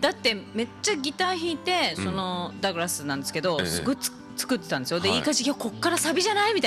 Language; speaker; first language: Japanese; native; Japanese